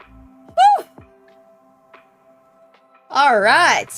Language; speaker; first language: English; native; English